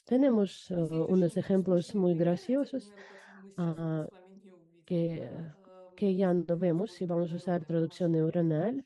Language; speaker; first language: Spanish; non-native, fluent; Russian